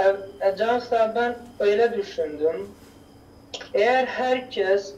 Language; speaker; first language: Turkish; non-native, learner; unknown